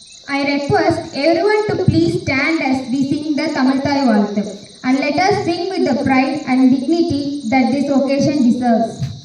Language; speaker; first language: English; non-native, local second language; Tamil